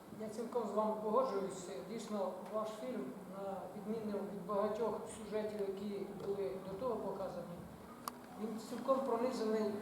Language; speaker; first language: Ukrainian; native; Ukrainian